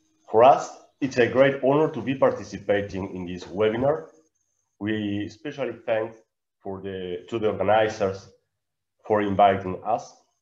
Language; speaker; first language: English; non-native, fluent; Spanish